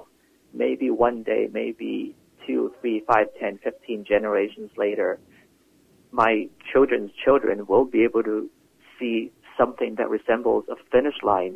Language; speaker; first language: English; non-native, local second language; Cantonese